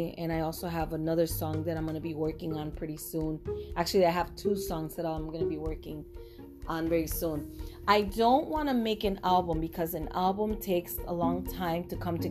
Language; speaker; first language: English; non-native, fluent; Spanish